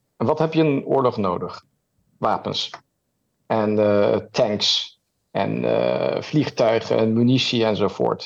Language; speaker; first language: Dutch; early bilingual, heritage; German